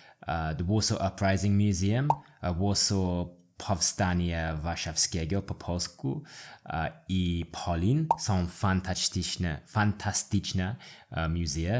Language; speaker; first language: Polish; non-native, learner; English